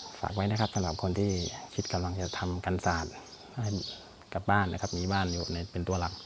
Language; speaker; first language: Thai; native; Thai